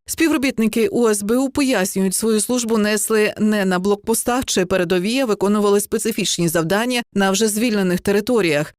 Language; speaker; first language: Ukrainian; native; Ukrainian